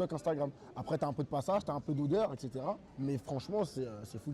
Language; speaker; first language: French; native; French